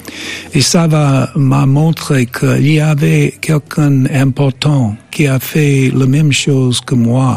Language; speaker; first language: French; non-native, fluent; English